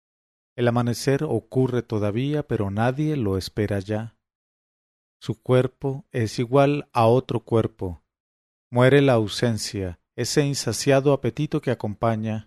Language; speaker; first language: Spanish; native; Spanish